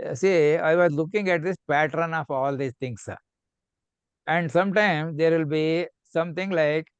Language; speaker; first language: English; non-native, local second language; Kannada